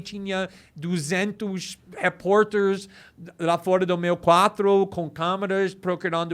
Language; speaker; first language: Portuguese; non-native, fluent; English